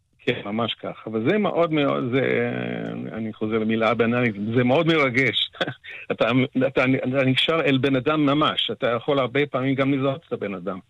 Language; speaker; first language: Hebrew; non-native, fluent; English